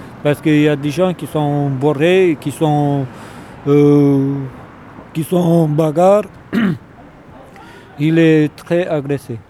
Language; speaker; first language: French; non-native, learner; Romanian